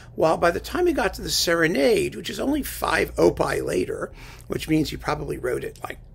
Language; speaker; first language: English; native; English